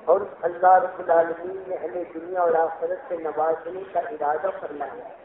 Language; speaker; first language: Urdu; native; Urdu